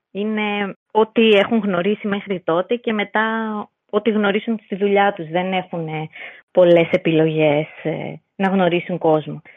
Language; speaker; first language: Greek; native; Greek